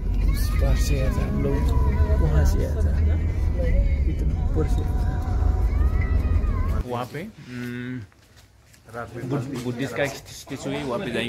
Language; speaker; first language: Hindi; non-native, local second language; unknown